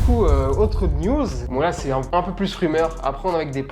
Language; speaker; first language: French; native; French